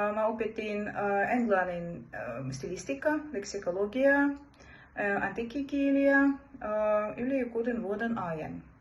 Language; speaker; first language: Finnish; non-native, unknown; Russian